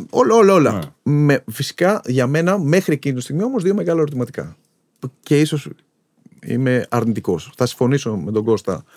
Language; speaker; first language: Greek; native; Greek